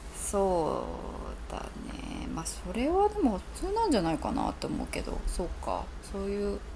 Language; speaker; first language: Japanese; native; Japanese